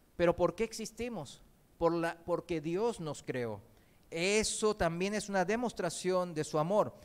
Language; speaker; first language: Spanish; early bilingual, other home language; Korean